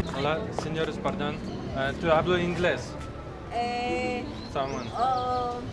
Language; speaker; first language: Spanish; non-native, learner; Russian